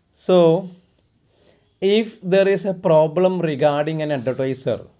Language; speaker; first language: English; non-native, local second language; Malayalam